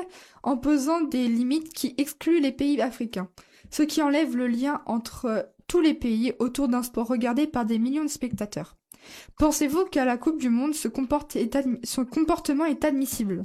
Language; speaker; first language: French; native; French